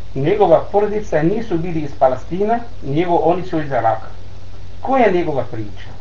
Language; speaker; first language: Bosnian; non-native, learner; Arabic